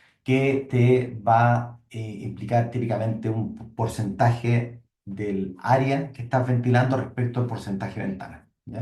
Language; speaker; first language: Spanish; native; Spanish